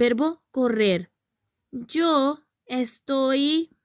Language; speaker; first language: Spanish; non-native, learner; Urdu